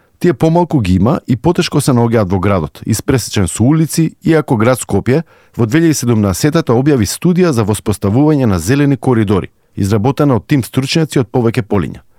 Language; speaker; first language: Macedonian; native; Macedonian